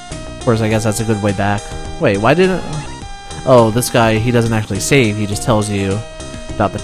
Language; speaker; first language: English; native; English